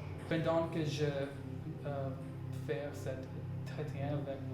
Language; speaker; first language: French; non-native, learner; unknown